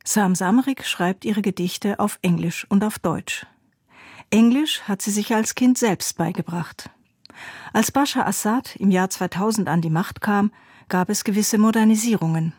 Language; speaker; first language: German; native; German